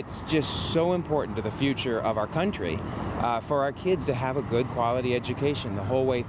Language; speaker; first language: English; native; English